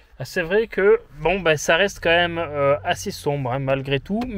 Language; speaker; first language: French; native; French